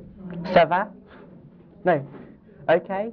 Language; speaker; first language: French; non-native, learner; English